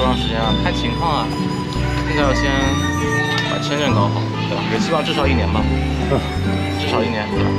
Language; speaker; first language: Chinese; early bilingual, heritage; Chinese